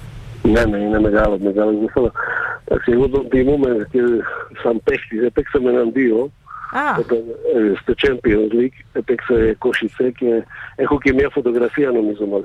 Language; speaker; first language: Greek; non-native, fluent; Slovak